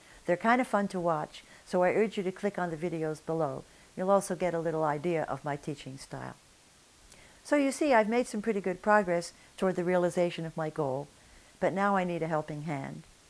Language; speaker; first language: English; native; English